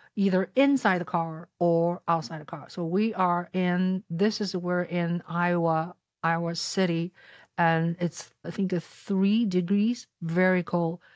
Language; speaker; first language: English; non-native, fluent; Chinese